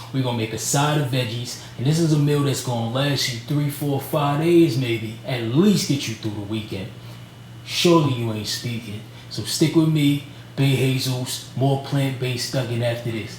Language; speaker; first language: English; native; English